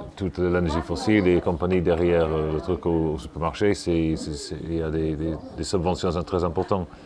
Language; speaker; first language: French; non-native, fluent; English